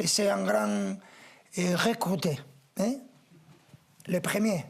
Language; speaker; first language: French; non-native, fluent; Spanish